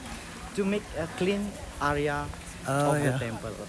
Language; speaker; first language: English; non-native, learner; Indonesian